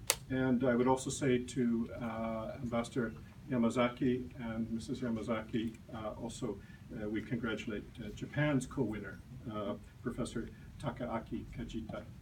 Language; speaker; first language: English; native; English